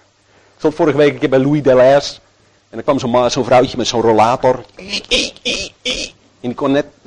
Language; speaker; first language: Dutch; native; Dutch